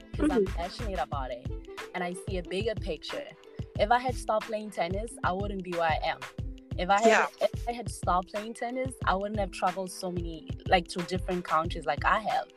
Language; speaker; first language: English; non-native, local second language; Tswana